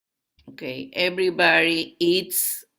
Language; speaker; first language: English; non-native, learner; Spanish